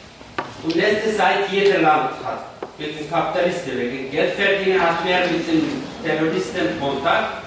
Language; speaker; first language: German; non-native, learner; Kurdish